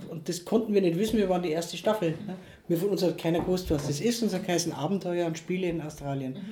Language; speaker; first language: German; native; German